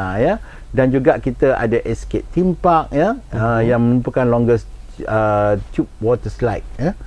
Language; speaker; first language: Malay; native; Malay